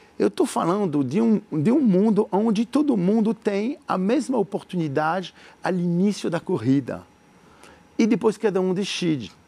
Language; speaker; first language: Portuguese; non-native, fluent; French